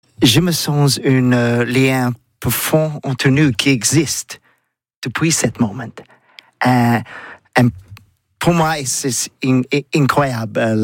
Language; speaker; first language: French; non-native, learner; English